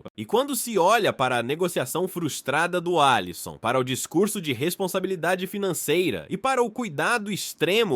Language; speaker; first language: Portuguese; native; Portuguese